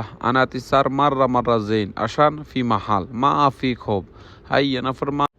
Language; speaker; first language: Arabic; non-native, learner; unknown